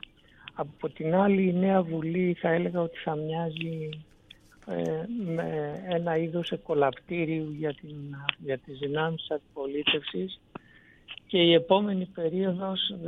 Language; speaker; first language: Greek; native; Greek